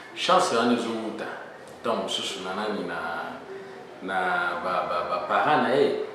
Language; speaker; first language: Lingala; native; Lingala